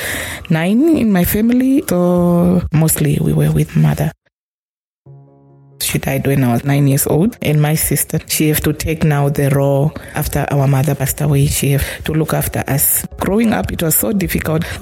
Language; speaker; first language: English; non-native, local second language; Shona